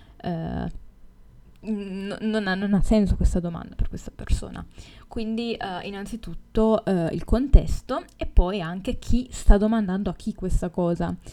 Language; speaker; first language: Italian; native; Italian